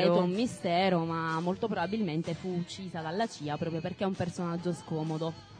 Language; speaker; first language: Italian; native; Italian